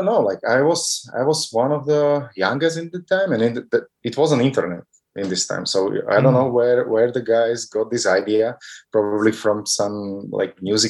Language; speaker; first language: English; non-native, fluent; Slovak